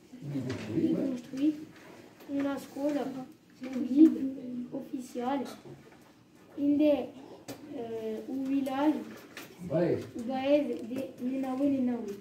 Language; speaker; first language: Italian; non-native, learner; French